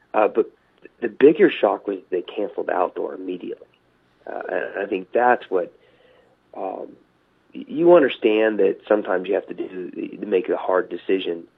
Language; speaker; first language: English; native; English